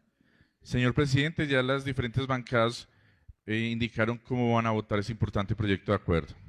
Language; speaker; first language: Spanish; native; Spanish